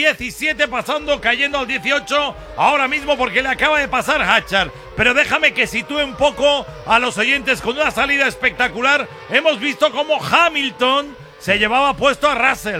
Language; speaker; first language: Spanish; native; Spanish